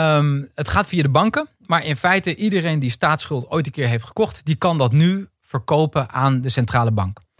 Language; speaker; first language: Dutch; native; Dutch